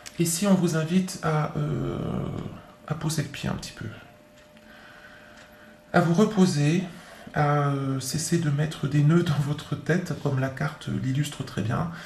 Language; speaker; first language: French; native; French